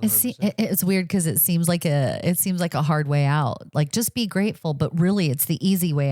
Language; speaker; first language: English; native; English